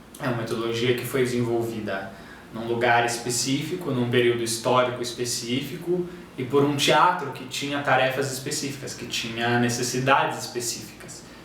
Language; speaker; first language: Portuguese; native; Portuguese